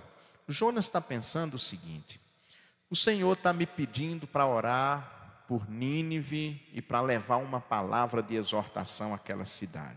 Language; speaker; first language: Portuguese; native; Portuguese